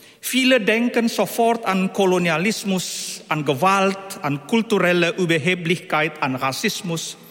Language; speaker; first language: German; non-native, fluent; Indonesian